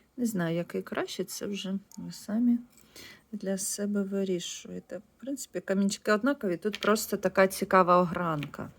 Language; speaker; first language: Ukrainian; non-native, local second language; Russian